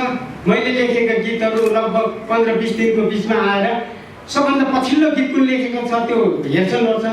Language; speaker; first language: Nepali; native; Nepali